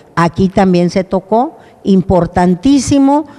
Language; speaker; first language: Spanish; native; Spanish